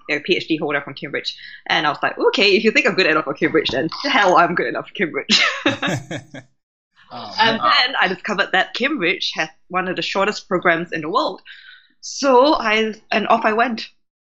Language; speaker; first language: English; native; English